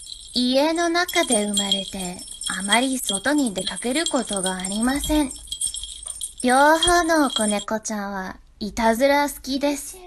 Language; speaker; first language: Japanese; non-native, learner; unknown